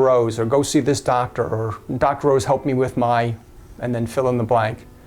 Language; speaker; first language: English; native; English